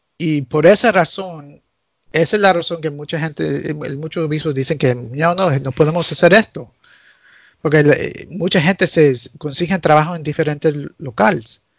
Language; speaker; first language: Spanish; early bilingual, heritage; Spanish